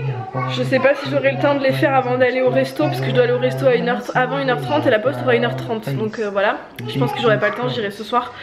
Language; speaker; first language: French; native; French